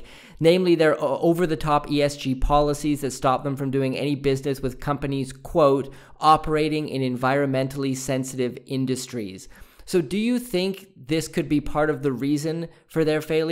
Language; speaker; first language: English; native; English